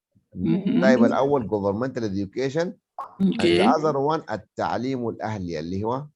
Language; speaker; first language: Arabic; native; Arabic